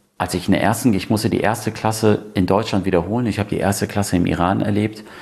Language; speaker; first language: German; early bilingual, other home language; Persian